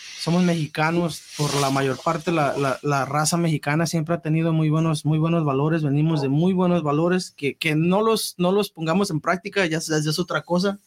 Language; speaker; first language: Spanish; early bilingual, heritage; Spanish